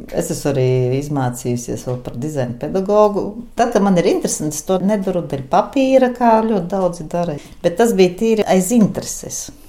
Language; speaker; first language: Latvian; native; Latvian